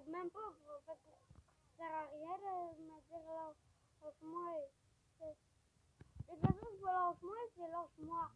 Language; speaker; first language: French; native; French